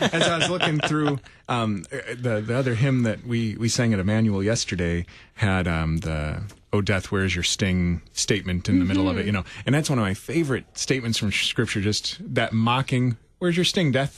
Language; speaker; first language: English; native; English